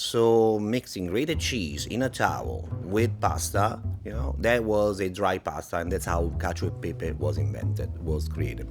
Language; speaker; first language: English; non-native, fluent; Italian